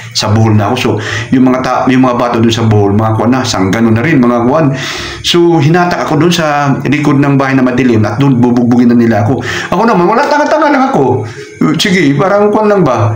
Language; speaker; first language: Filipino; non-native, local second language; Cebuano